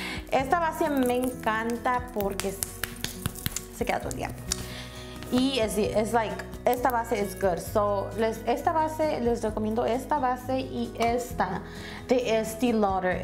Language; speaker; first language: Spanish; early bilingual, heritage; Spanish